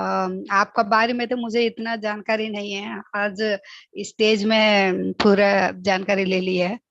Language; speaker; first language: Hindi; non-native, local second language; Telugu